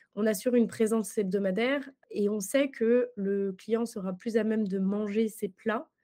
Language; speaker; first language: French; native; French